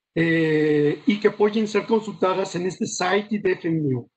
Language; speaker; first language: Portuguese; non-native, learner; Spanish